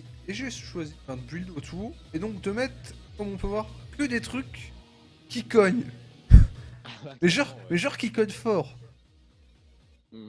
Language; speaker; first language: French; native; French